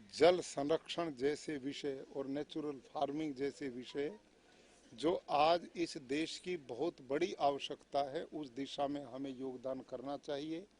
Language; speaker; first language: Hindi; native; Hindi